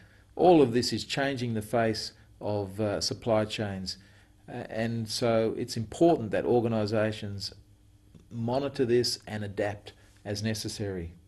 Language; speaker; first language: English; native; English